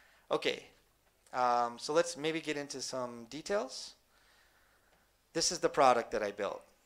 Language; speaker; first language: English; native; English